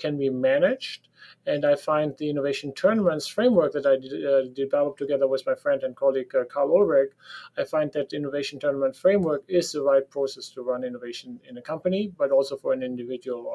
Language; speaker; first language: English; non-native, fluent; German